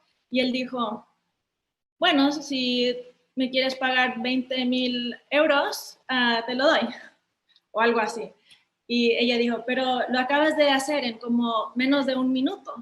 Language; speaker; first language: Spanish; early bilingual, heritage; Spanish